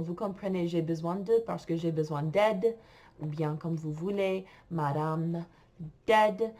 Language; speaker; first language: French; non-native, fluent; English